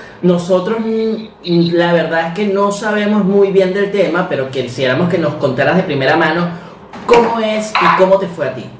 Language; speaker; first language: Spanish; native; Spanish